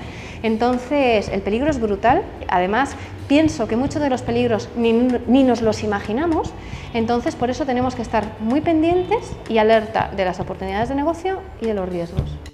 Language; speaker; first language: Spanish; native; Spanish